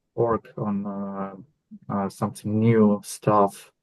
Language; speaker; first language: English; non-native, learner; Ukrainian